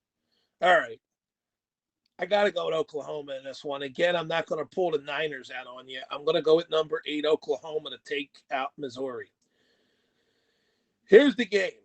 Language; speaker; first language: English; native; English